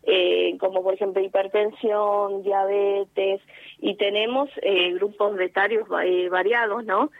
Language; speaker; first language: Spanish; native; Spanish